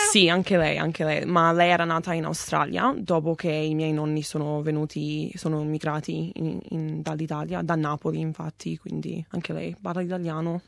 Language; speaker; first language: Italian; early bilingual, heritage; English